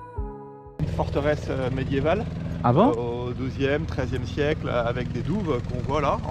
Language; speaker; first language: French; native; French